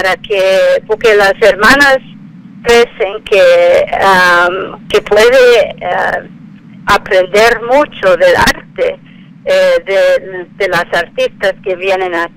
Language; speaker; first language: Spanish; non-native, fluent; English